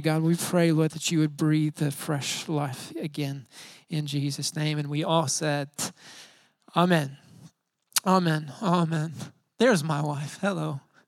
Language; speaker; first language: English; native; English